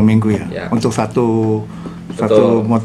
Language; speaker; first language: Indonesian; native; Indonesian